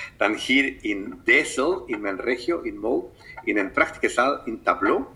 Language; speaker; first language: Dutch; non-native, fluent; Spanish